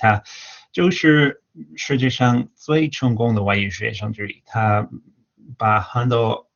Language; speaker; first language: Chinese; non-native, fluent; English